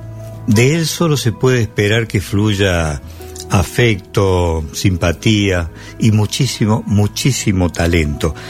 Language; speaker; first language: Spanish; native; Spanish